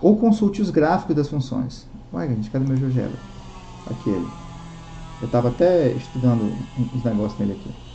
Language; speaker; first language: Portuguese; native; Portuguese